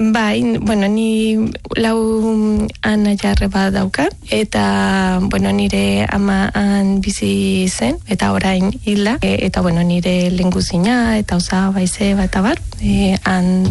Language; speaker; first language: Basque; non-native, learner; Spanish